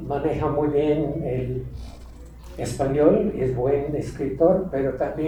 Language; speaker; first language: Spanish; non-native, fluent; English